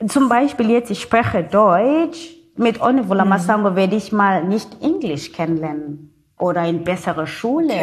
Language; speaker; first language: German; non-native, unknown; Zulu